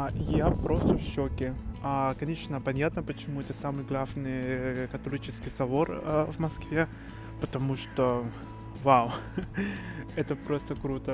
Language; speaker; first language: Russian; non-native, fluent; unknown